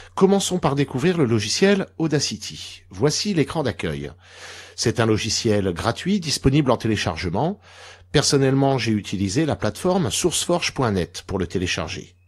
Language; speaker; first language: French; native; French